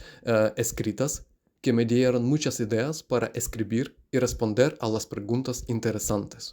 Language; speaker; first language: Spanish; non-native, learner; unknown